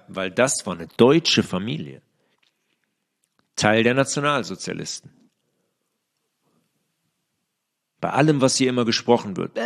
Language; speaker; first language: German; native; German